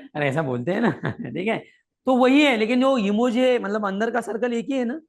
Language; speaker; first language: Hindi; non-native, local second language; Marathi